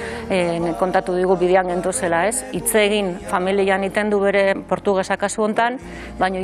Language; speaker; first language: Basque; native; Basque